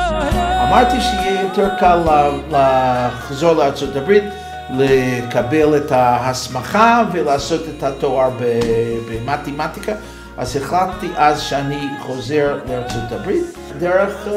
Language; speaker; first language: Hebrew; non-native, fluent; English